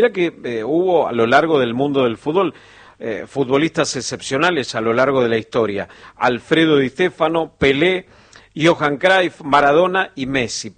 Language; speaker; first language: Spanish; native; Spanish